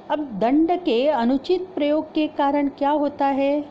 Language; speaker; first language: Hindi; non-native, local second language; Marathi